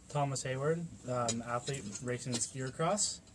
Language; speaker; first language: English; native; English